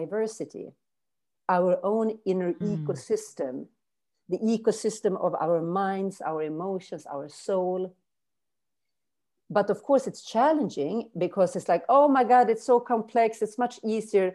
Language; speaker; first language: English; non-native, fluent; Swedish